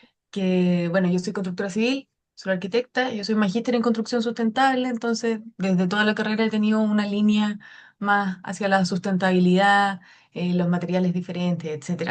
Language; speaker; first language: Spanish; native; Spanish